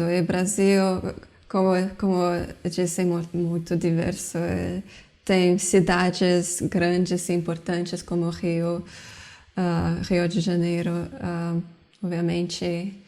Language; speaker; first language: Portuguese; non-native, learner; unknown